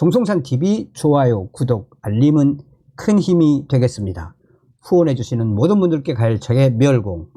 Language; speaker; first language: Korean; native; Korean